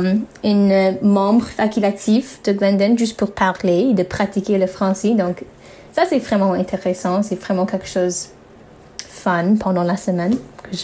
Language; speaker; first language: French; non-native, learner; English